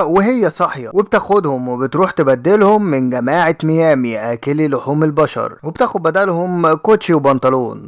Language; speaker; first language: Arabic; native; Arabic